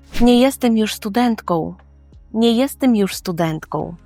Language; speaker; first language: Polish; non-native, fluent; Ukrainian